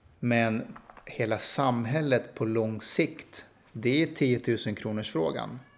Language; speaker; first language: Swedish; early bilingual, other home language; Persian